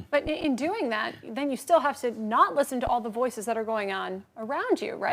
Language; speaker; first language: English; native; English